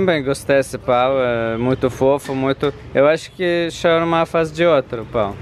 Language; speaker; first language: Portuguese; non-native, learner; Russian